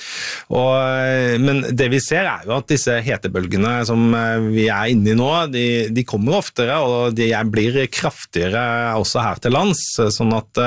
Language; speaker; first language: Norwegian; native; Norwegian